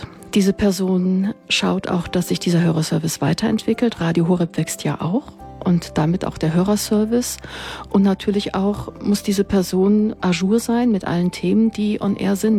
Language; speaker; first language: German; native; German